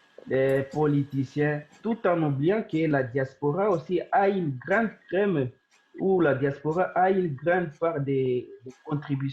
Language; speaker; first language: French; non-native, local second language; Swahili